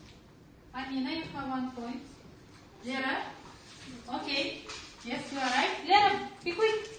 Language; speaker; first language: English; non-native, learner; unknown